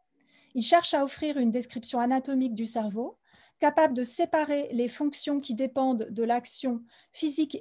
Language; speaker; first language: French; native; French